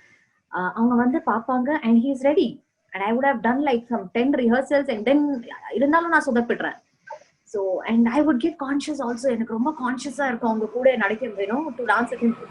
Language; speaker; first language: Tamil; non-native, fluent; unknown